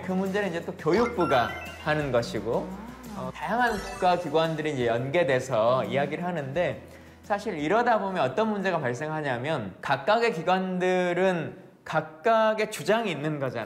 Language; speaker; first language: Korean; native; Korean